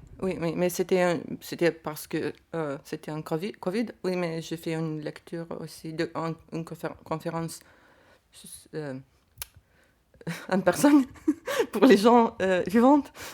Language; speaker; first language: French; non-native, learner; Lithuanian